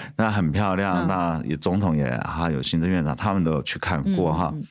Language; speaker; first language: Chinese; native; Chinese